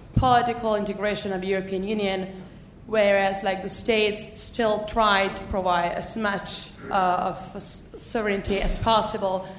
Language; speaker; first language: English; non-native, fluent; Czech